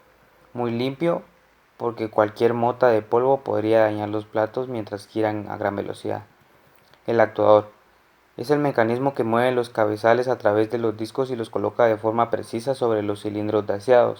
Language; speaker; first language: Spanish; native; Spanish